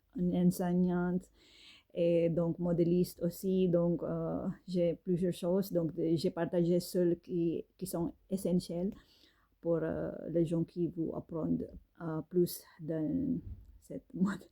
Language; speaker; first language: French; non-native, learner; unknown